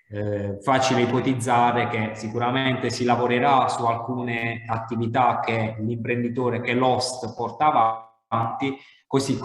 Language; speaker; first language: Italian; native; Italian